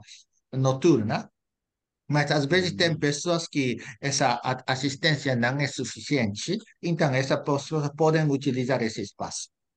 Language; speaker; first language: Portuguese; non-native, fluent; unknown